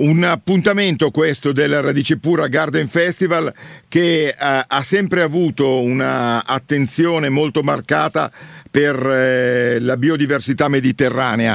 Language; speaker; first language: Italian; native; Italian